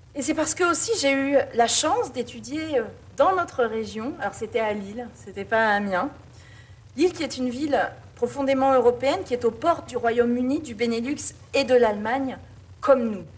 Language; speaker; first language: French; native; French